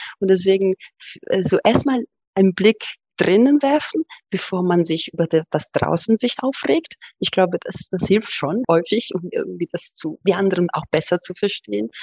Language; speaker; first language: German; non-native, fluent; Italian